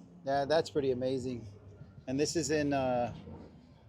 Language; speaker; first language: English; native; English